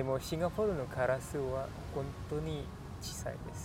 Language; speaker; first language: Japanese; non-native, learner; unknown